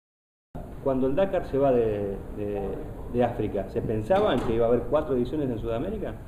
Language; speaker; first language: Spanish; native; Spanish